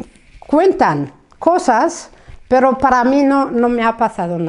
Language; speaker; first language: Spanish; non-native, fluent; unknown